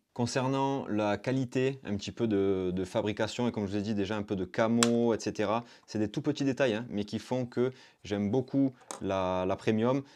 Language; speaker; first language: French; native; French